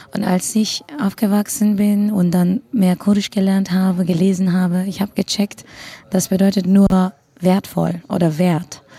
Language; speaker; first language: German; non-native, fluent; Kurdish